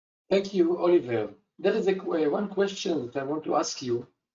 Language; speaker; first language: English; non-native, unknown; Hebrew